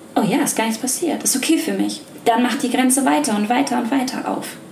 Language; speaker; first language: German; native; German